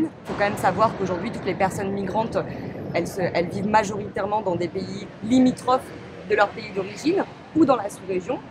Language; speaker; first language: French; native; French